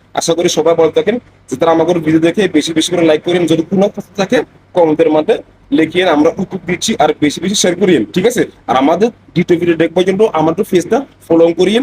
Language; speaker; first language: Bangla; non-native, fluent; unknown